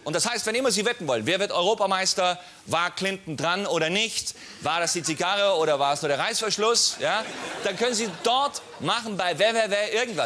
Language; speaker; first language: German; native; German